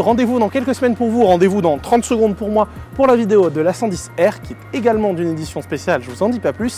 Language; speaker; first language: French; native; French